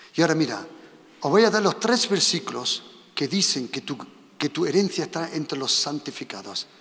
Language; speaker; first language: Spanish; non-native, fluent; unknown